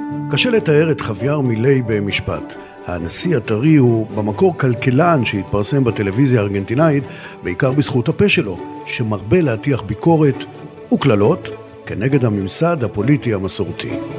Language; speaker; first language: Hebrew; native; Hebrew